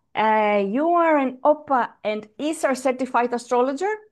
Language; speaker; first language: English; non-native, fluent; Greek